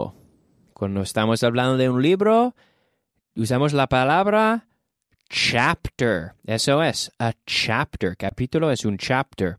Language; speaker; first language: Spanish; non-native, fluent; English